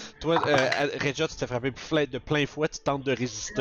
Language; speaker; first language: French; native; French